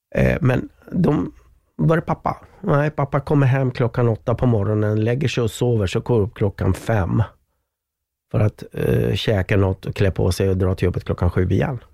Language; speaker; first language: Swedish; non-native, fluent; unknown